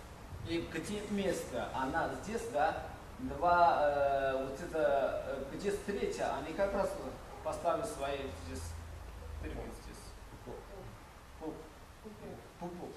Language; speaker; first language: Russian; non-native, learner; Chinese